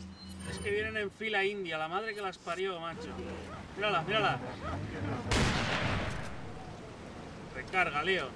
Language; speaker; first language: Spanish; native; Spanish